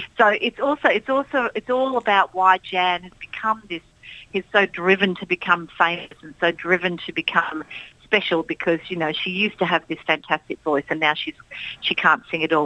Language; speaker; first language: English; early bilingual, other home language; Dutch